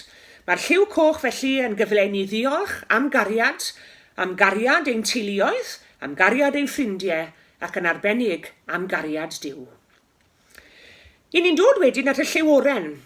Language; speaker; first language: Welsh; native; Welsh